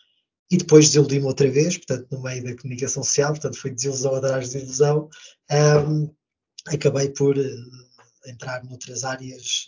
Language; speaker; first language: Portuguese; native; Portuguese